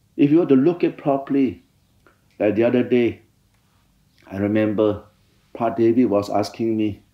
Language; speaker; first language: English; non-native, fluent; Thai